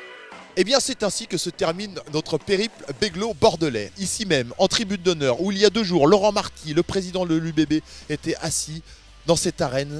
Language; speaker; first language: French; native; French